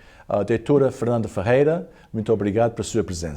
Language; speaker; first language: Portuguese; early bilingual, heritage; Portuguese